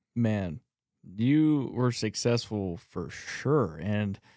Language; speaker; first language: English; native; English